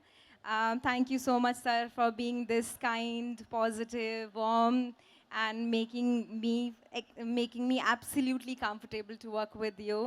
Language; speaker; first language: Telugu; non-native, learner; Hindi